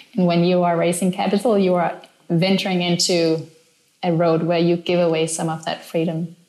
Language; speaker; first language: English; non-native, fluent; Danish